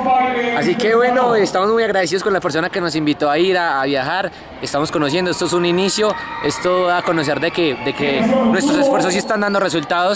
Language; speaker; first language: Spanish; native; Spanish